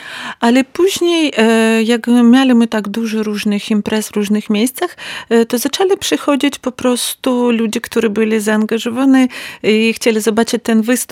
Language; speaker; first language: Polish; non-native, learner; Ukrainian